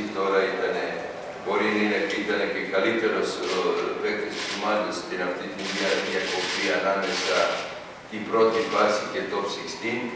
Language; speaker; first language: Greek; non-native, fluent; Serbian